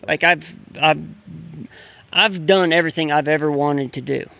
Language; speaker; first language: English; native; English